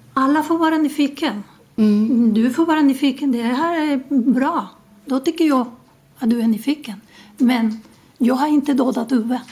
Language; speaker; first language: Swedish; non-native, learner; Spanish